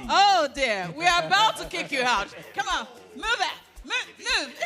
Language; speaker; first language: English; non-native, local second language; Igbo